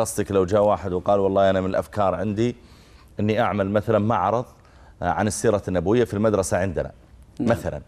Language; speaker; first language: Arabic; native; Arabic